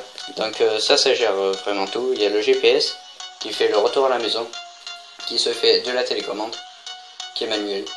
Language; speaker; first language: French; native; French